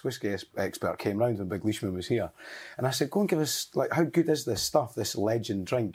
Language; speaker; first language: English; native; English